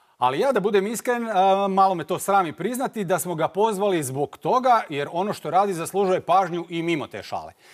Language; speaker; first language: Croatian; native; Croatian